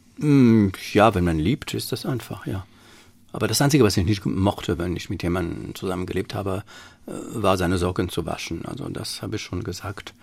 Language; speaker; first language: German; non-native, fluent; French